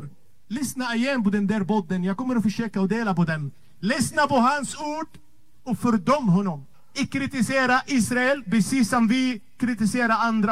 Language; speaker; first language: Swedish; non-native, fluent; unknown